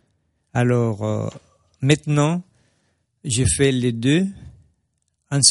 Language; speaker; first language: French; non-native, fluent; Spanish